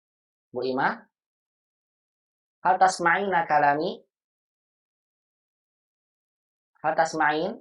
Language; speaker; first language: Arabic; non-native, fluent; Indonesian